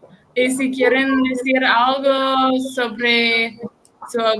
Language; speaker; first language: Spanish; non-native, learner; English